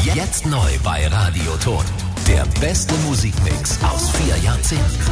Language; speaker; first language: German; native; German